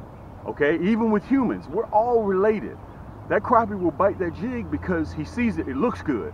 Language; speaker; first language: English; native; English